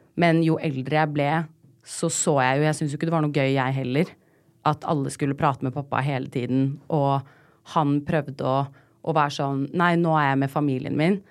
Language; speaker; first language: Norwegian; native; Norwegian